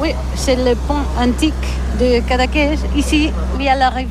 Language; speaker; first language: French; non-native, learner; Catalan